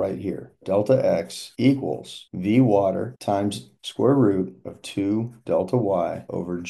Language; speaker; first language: English; native; English